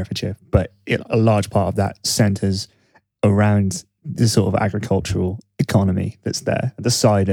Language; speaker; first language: English; native; English